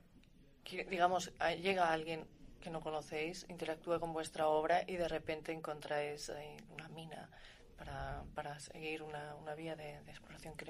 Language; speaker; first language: Spanish; native; Spanish